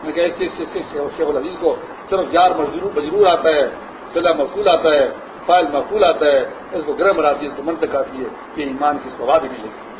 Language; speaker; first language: Urdu; non-native, local second language; Pashto